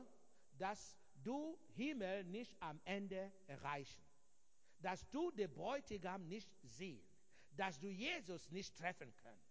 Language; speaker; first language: German; non-native, fluent; Igbo